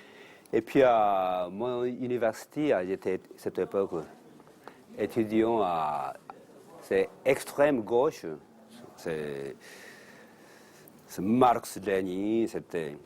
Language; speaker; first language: French; non-native, learner; Japanese